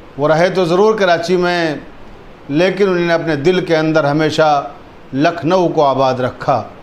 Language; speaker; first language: Urdu; native; Urdu